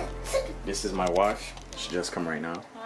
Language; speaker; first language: English; non-native, learner; Haitian Creole